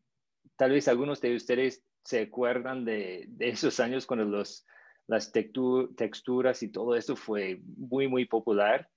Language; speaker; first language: Spanish; non-native, fluent; English